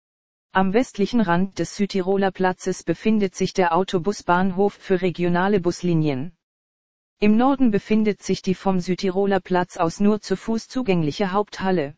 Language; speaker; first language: German; native; German